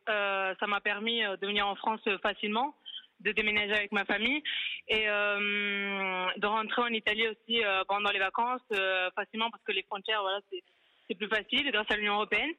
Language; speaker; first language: French; early bilingual, other home language; Italian